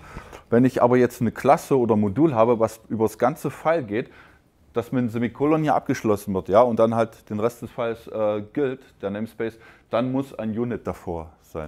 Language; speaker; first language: German; native; German